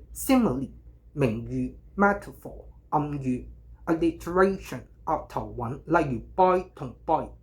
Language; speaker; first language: Cantonese; native; Cantonese